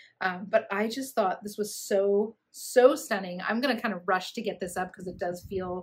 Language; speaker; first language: English; native; English